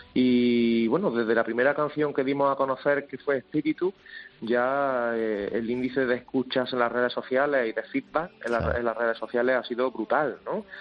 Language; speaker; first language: Spanish; native; Spanish